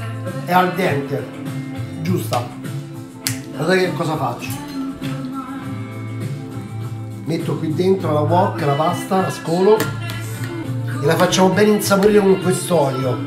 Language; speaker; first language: Italian; native; Italian